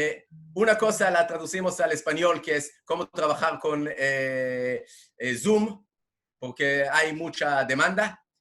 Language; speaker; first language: Spanish; non-native, fluent; Hebrew